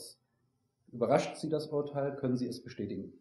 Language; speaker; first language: German; native; German